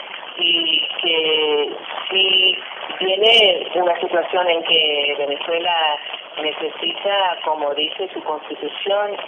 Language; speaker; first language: Spanish; non-native, fluent; English